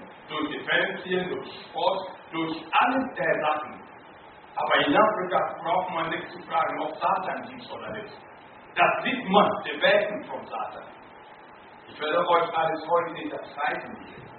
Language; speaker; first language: German; non-native, learner; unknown